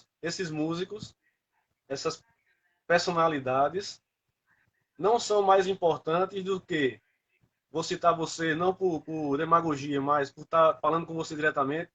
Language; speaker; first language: Portuguese; native; Portuguese